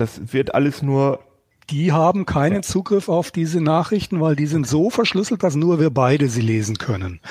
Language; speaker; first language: German; native; German